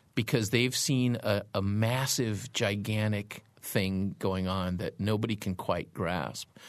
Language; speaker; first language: English; native; English